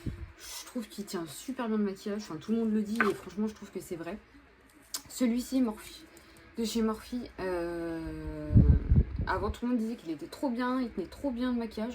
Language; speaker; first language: French; native; French